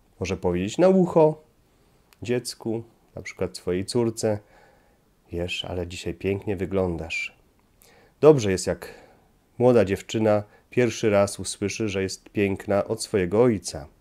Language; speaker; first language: Polish; native; Polish